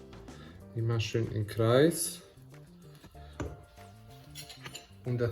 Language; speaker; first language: German; non-native, fluent; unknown